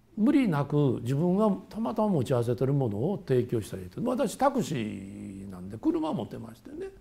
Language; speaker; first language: Japanese; native; Japanese